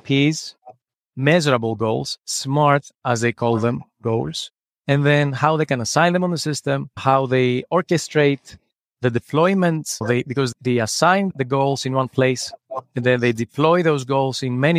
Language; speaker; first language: English; non-native, fluent; Greek